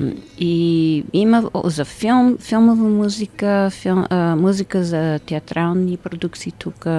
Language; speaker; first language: Bulgarian; early bilingual, heritage; Bulgarian